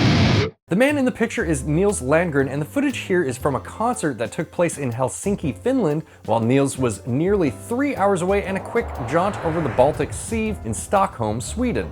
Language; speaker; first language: English; native; English